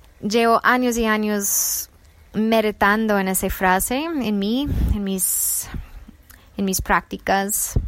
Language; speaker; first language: Spanish; non-native, fluent; English